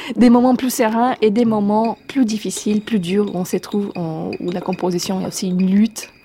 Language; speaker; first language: French; non-native, fluent; Portuguese